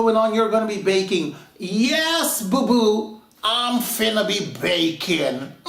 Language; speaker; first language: English; non-native, fluent; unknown